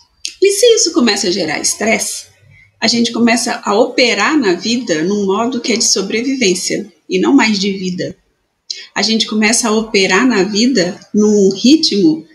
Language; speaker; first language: Portuguese; native; Portuguese